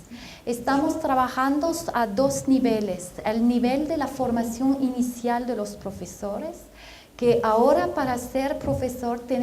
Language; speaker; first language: Spanish; non-native, fluent; French